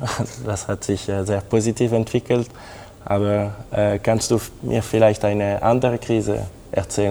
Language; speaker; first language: German; non-native, local second language; French